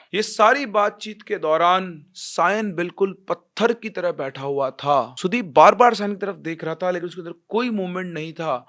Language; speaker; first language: Hindi; native; Hindi